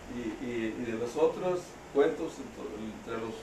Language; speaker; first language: Spanish; native; Spanish